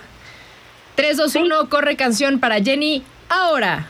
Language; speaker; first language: Spanish; native; Spanish